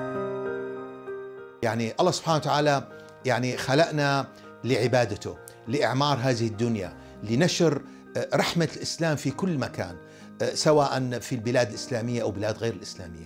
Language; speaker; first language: Arabic; native; Arabic